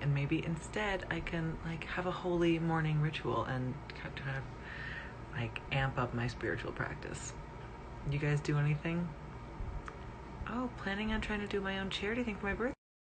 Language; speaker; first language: English; native; English